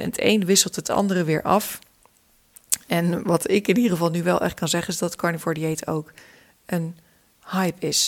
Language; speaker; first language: Dutch; native; Dutch